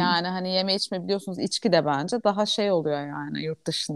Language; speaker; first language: Turkish; native; Turkish